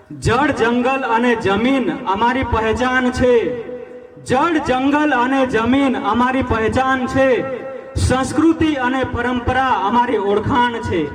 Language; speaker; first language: Gujarati; non-native, local second language; Rathawi